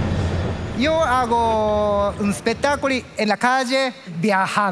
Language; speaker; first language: Spanish; non-native, learner; Japanese